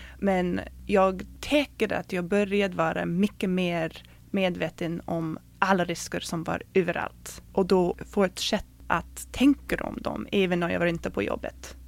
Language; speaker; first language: Swedish; non-native, fluent; English